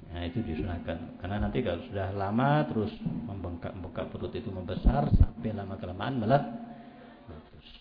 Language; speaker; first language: Indonesian; native; Indonesian